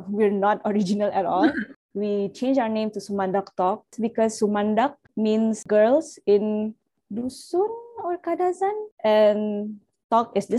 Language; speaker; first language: English; non-native, local second language; Malay